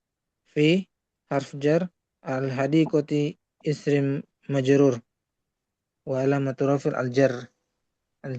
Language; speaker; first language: Arabic; non-native, learner; Indonesian